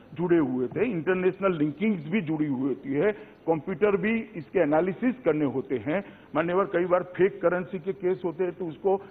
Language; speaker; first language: Hindi; non-native, local second language; Gujarati